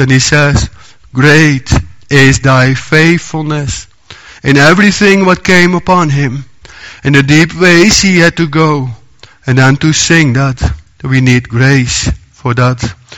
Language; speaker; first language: English; non-native, fluent; Dutch